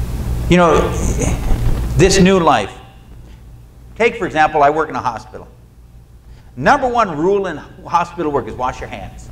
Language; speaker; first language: English; native; English